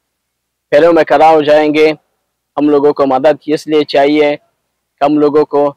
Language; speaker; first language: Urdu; non-native, learner; Pashto